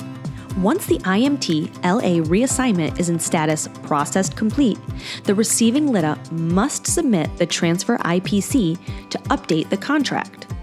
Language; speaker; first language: English; native; English